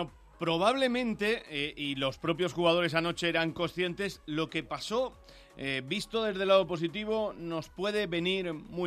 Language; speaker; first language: Spanish; native; Spanish